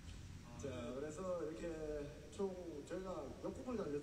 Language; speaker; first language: Korean; native; Korean